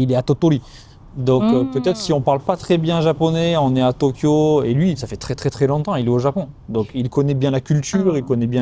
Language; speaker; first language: French; native; French